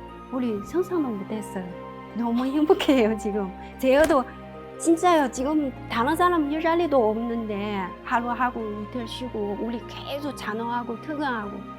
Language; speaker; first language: Korean; non-native, learner; Chinese